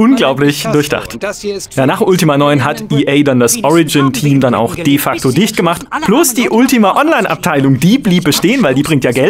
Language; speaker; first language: German; native; German